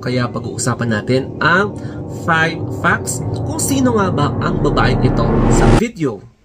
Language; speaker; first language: Filipino; native; Filipino